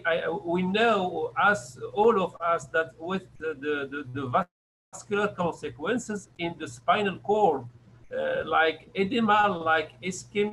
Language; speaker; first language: English; non-native, learner; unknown